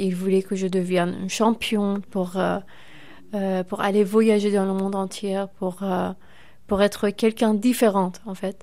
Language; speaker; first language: French; non-native, fluent; Persian